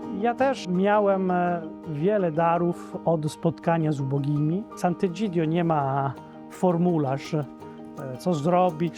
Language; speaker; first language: Polish; non-native, fluent; Italian